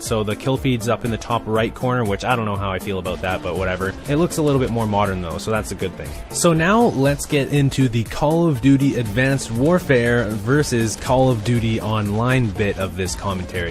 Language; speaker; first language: English; native; English